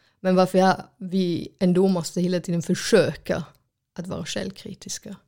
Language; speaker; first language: Swedish; non-native, fluent; German